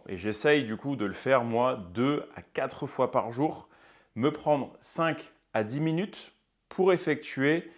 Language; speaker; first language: French; native; French